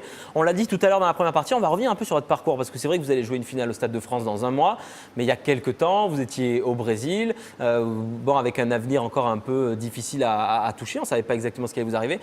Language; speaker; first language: French; native; French